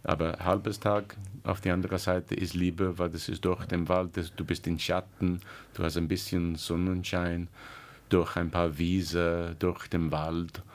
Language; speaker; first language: German; non-native, learner; English